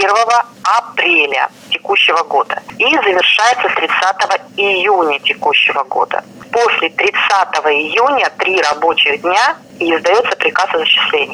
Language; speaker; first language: Russian; native; Russian